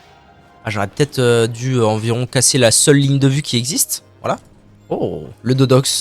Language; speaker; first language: French; native; French